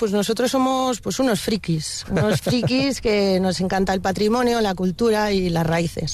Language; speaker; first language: Spanish; native; Spanish